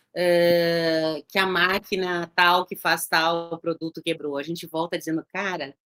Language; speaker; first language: Portuguese; native; Portuguese